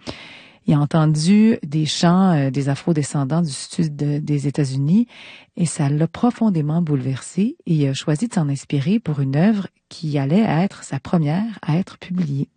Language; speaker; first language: French; native; French